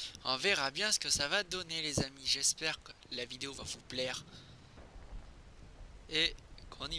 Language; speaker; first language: French; native; French